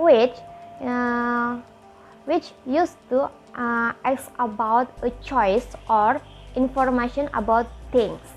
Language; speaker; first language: English; non-native, learner; Indonesian